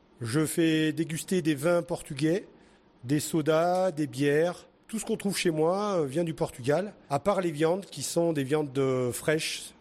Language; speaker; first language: French; early bilingual, other home language; Portuguese